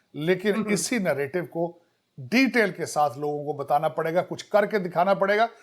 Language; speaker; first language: Urdu; non-native, local second language; Punjabi